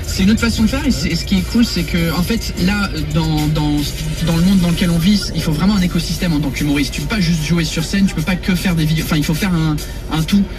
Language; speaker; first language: French; non-native, fluent; English